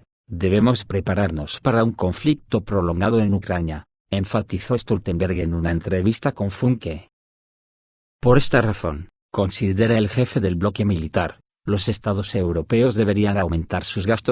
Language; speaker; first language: Spanish; native; Spanish